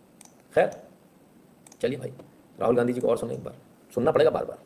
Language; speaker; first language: Hindi; native; Hindi